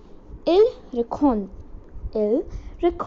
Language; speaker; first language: French; non-native, learner; Hindi